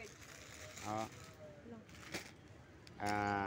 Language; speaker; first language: Hindi; non-native, fluent; Bangla